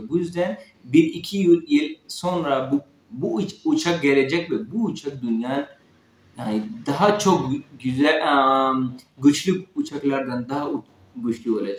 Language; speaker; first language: Turkish; non-native, fluent; Urdu